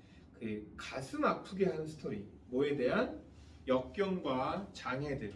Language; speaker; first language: Korean; native; Korean